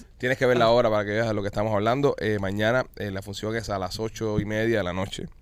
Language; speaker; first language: Spanish; native; Spanish